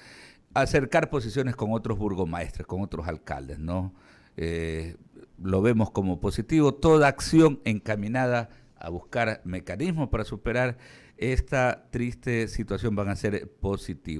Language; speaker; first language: Spanish; native; Spanish